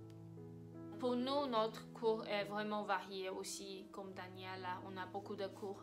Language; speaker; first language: French; non-native, fluent; Chinese